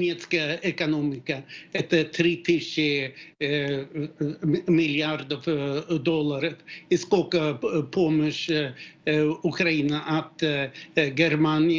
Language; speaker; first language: Russian; non-native, fluent; Swedish